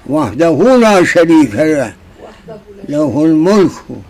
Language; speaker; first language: Arabic; non-native, fluent; Turkish